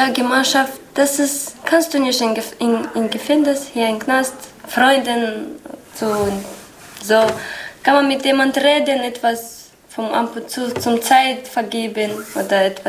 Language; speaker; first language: German; non-native, learner; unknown